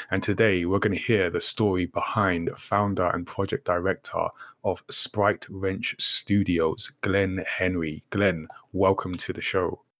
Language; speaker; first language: English; native; English